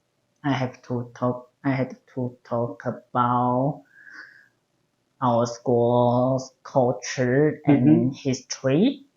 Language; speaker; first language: English; non-native, learner; Chinese